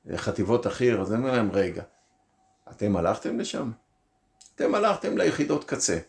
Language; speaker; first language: Hebrew; native; Hebrew